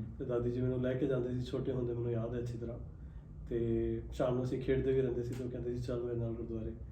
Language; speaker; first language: Punjabi; early bilingual, heritage; Punjabi